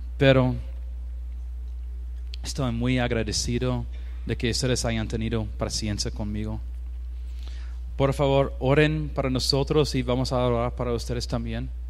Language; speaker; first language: Spanish; non-native, learner; English